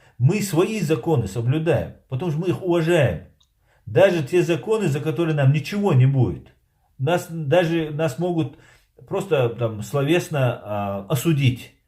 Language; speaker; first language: Russian; non-native, local second language; Chechen